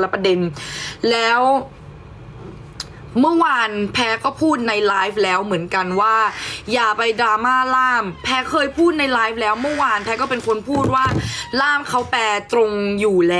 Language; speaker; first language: Thai; native; Thai